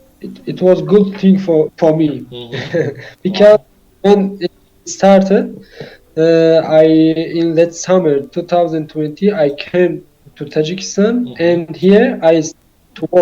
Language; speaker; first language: English; non-native, learner; Tajik